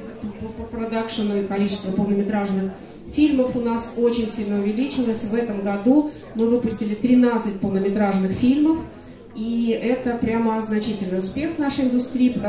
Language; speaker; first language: Russian; native; Russian